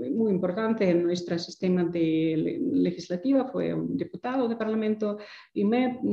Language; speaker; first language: Spanish; non-native, fluent; Ukrainian